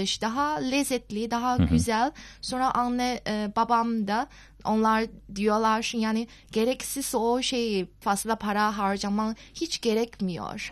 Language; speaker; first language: Turkish; non-native, fluent; Chinese